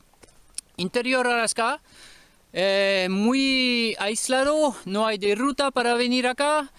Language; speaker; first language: Spanish; non-native, learner; French